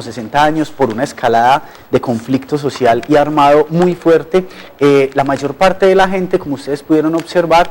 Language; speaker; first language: Spanish; native; Spanish